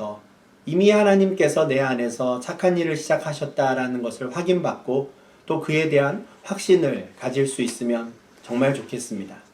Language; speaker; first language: Korean; native; Korean